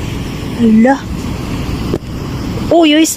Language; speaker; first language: Swedish; non-native, learner; Cebuano